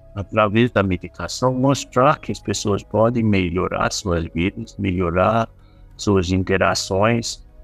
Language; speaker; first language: Portuguese; non-native, fluent; English